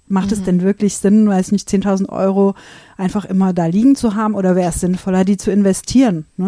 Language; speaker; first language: German; native; German